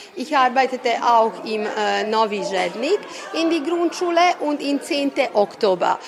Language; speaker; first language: German; non-native, learner; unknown